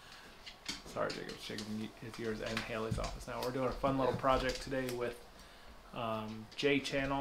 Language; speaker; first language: English; native; English